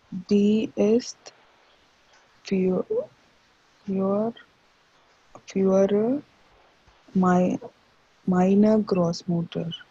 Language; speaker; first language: German; non-native, learner; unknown